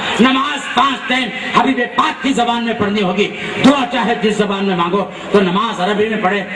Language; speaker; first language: Urdu; native; Urdu